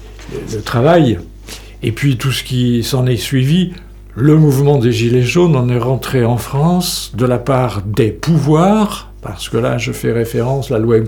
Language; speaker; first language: French; native; French